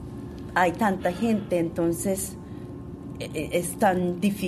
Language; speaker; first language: Spanish; non-native, fluent; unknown